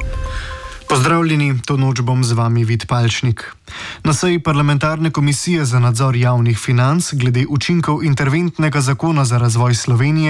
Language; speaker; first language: Slovenian; native; Slovenian